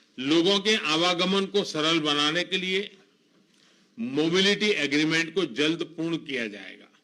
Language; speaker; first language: Hindi; non-native, local second language; Gujarati